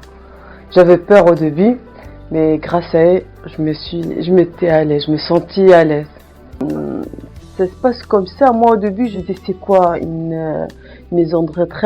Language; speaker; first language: French; non-native, fluent; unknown